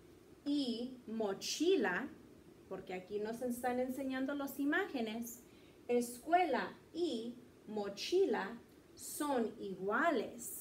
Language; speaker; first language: Spanish; early bilingual, heritage; Spanish